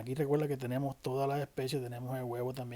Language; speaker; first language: Spanish; native; Spanish